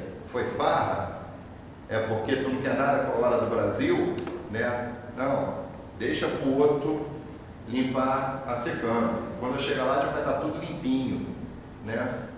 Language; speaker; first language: Portuguese; native; Portuguese